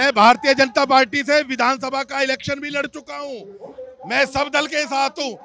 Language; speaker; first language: Hindi; native; Hindi